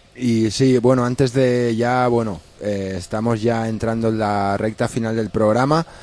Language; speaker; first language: Spanish; native; Spanish